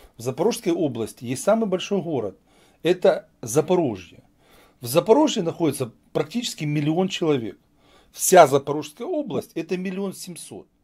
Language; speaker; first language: Russian; native; Russian